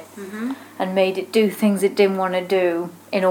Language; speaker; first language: English; native; English